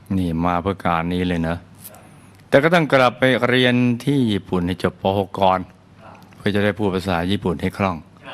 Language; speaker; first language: Thai; native; Thai